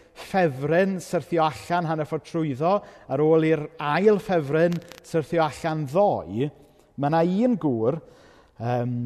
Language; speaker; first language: Welsh; native; Welsh